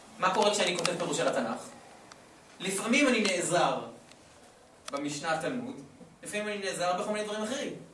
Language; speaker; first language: Hebrew; native; Hebrew